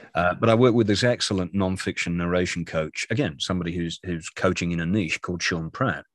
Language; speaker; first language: English; native; English